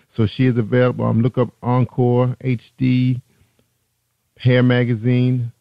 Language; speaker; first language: English; native; English